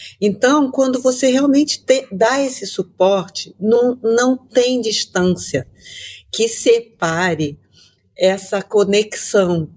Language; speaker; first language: Portuguese; native; Portuguese